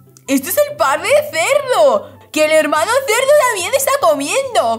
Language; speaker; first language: Spanish; non-native, fluent; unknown